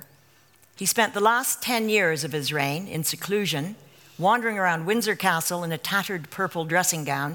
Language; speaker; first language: English; native; English